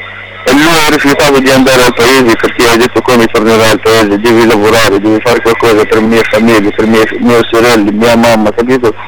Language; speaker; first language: Italian; non-native, local second language; Arabic